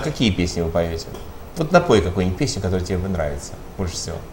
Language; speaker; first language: Russian; native; Russian